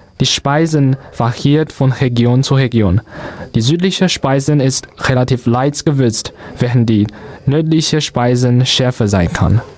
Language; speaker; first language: German; non-native, learner; Cantonese